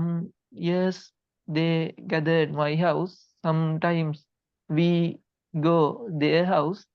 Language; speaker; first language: English; non-native, learner; Sinhala